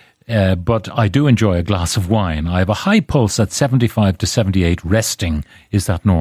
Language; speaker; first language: English; native; English